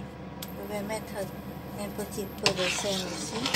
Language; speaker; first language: French; non-native, fluent; Vietnamese